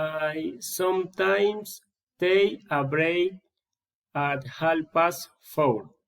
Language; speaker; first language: English; non-native, learner; Spanish